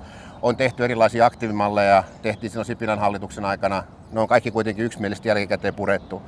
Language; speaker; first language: Finnish; native; Finnish